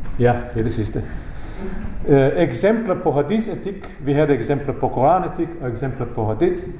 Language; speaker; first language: Danish; non-native, fluent; Bosnian